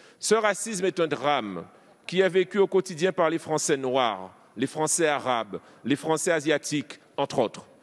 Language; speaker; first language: French; native; French